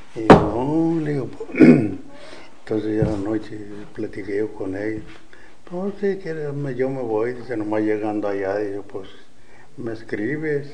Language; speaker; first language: Spanish; native; Spanish